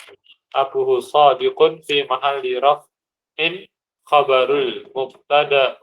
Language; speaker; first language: Arabic; non-native, learner; Indonesian